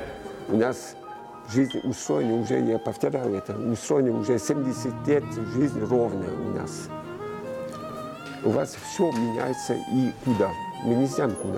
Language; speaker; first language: Russian; early bilingual, heritage; Russian